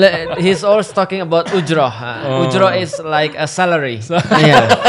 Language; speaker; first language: English; non-native, fluent; Indonesian